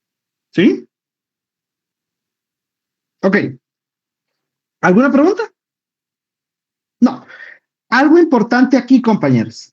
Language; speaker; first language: Spanish; native; Spanish